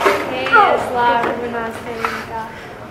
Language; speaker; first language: Spanish; non-native, learner; English